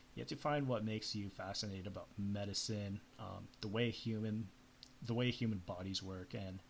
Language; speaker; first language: English; native; English